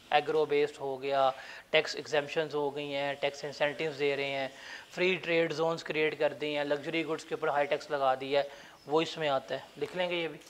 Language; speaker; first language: Urdu; non-native, local second language; Punjabi